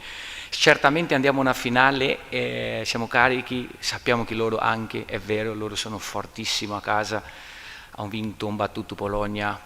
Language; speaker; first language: Italian; non-native, learner; Portuguese